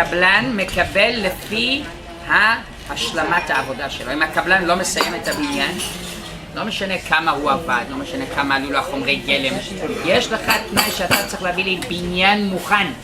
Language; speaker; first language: Hebrew; non-native, fluent; English